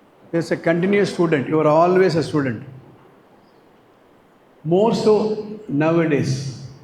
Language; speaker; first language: English; non-native, local second language; Tamil